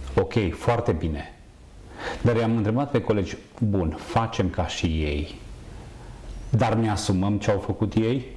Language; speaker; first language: Romanian; native; Romanian